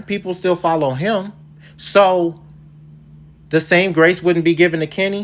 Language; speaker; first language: English; native; English